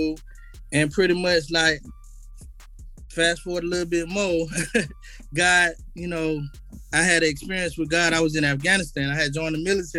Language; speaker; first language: English; native; English